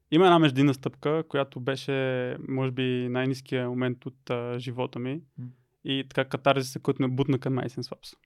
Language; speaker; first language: Bulgarian; native; Bulgarian